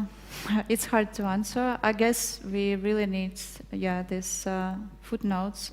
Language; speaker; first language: English; non-native, fluent; Ukrainian